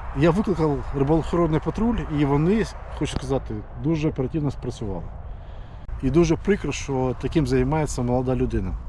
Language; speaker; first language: Ukrainian; non-native, local second language; Russian